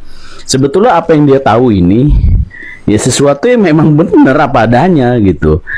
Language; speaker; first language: Indonesian; native; Indonesian